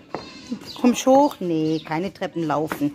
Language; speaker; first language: German; native; German